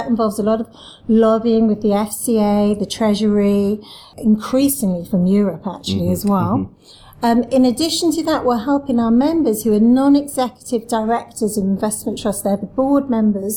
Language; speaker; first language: English; native; English